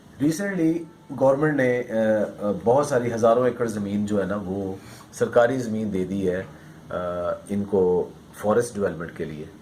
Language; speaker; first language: Urdu; non-native, local second language; Punjabi